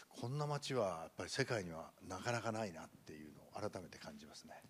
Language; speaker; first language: Japanese; native; Japanese